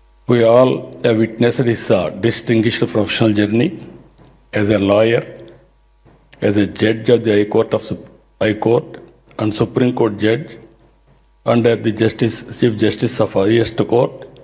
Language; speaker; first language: English; non-native, local second language; Telugu